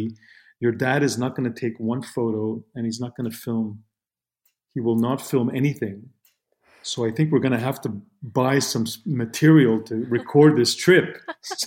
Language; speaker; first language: English; non-native, fluent; Italian